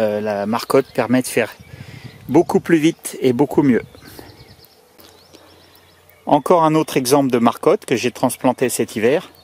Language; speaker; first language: French; native; French